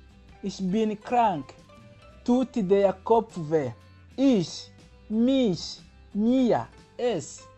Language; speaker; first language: German; non-native, fluent; Kinyarwanda